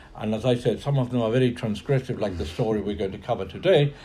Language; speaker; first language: English; non-native, local second language; Spanish